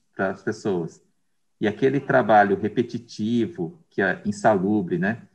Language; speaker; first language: Portuguese; native; Portuguese